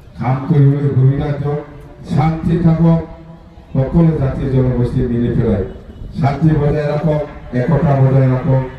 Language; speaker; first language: Assamese; non-native, local second language; Bodo